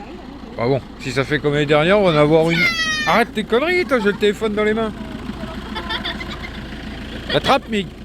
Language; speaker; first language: French; native; French